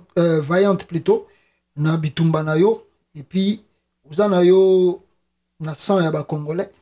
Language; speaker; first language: French; non-native, local second language; Lingala